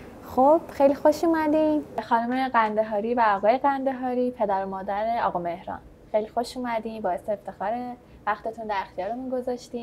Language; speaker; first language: Persian; native; Persian